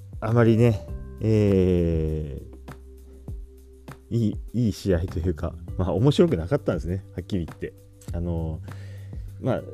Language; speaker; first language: Japanese; native; Japanese